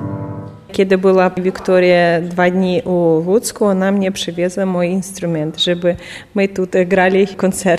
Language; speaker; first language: Polish; non-native, learner; Ukrainian